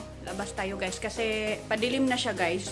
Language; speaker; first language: Filipino; native; Filipino